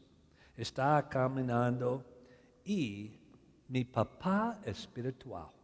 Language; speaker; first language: Spanish; non-native, learner; English